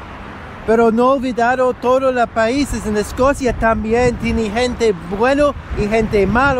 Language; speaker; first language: Spanish; non-native, learner; English